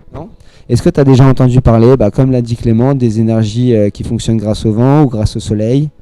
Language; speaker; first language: French; native; French